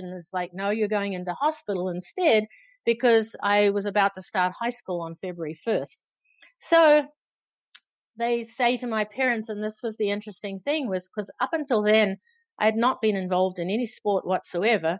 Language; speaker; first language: English; native; English